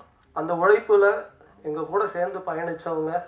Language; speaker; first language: Tamil; native; Tamil